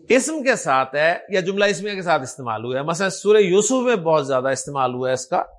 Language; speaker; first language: Urdu; native; Urdu